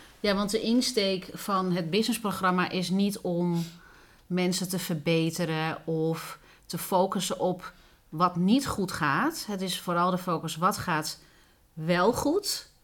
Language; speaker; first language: Dutch; early bilingual, other home language; Spanish